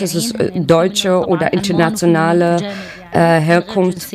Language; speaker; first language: German; non-native, learner; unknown